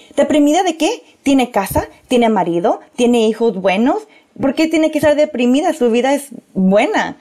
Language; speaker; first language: Spanish; early bilingual, heritage; Spanish